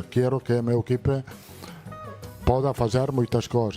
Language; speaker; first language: Portuguese; non-native, fluent; Italian